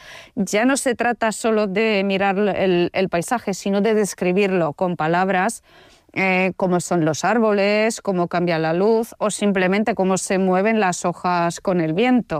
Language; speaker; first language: Spanish; non-native, fluent; Polish